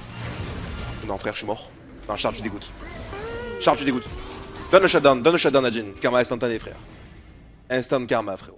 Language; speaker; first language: French; native; French